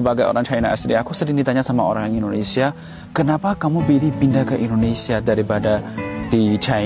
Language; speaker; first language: Indonesian; non-native, fluent; Chinese